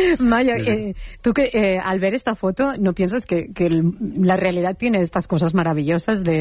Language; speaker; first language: Spanish; native; Spanish